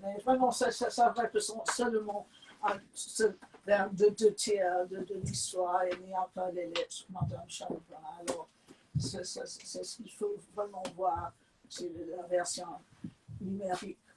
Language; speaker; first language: French; non-native, fluent; English